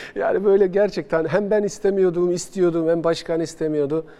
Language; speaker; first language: Turkish; non-native, fluent; Bosnian